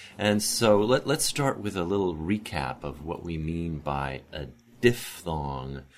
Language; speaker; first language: English; native; English